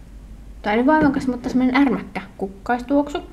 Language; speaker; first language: Finnish; native; Finnish